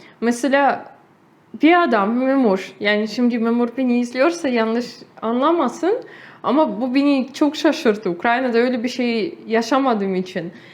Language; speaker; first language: Turkish; non-native, fluent; Russian